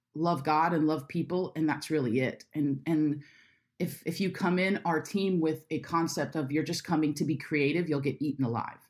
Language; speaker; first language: English; native; English